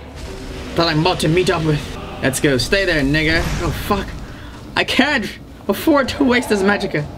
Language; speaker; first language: English; native; English